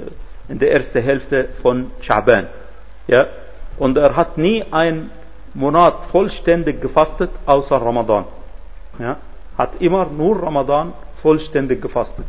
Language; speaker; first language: German; non-native, fluent; Arabic